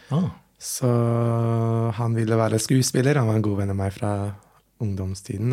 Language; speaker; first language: Norwegian; non-native, fluent; English